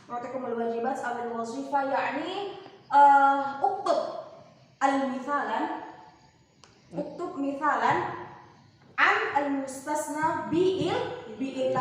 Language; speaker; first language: Arabic; non-native, learner; Indonesian